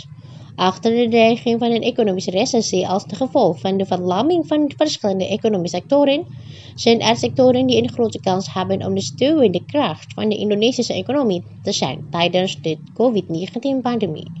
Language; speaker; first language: Dutch; non-native, fluent; Indonesian